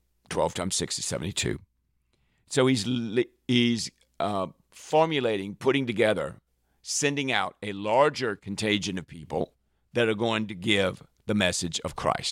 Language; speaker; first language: English; native; English